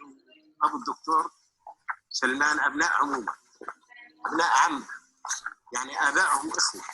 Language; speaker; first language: Arabic; native; Arabic